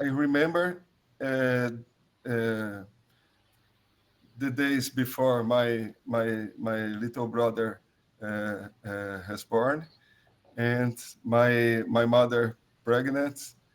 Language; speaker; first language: English; non-native, learner; Portuguese